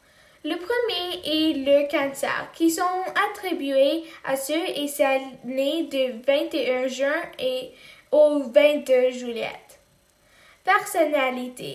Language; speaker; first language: French; non-native, learner; English